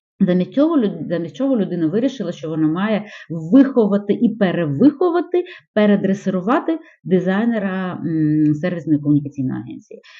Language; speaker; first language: Ukrainian; non-native, local second language; Russian